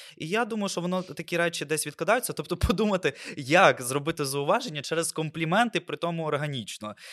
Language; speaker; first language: Ukrainian; non-native, local second language; Russian